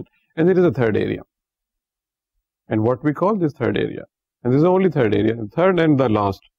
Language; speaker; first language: English; non-native, local second language; Urdu